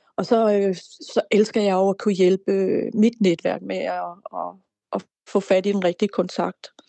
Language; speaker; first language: Danish; native; Danish